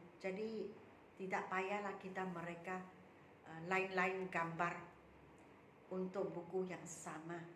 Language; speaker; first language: Malay; non-native, local second language; Chinese